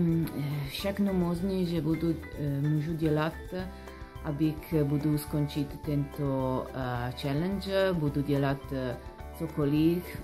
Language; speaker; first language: Czech; non-native, learner; Italian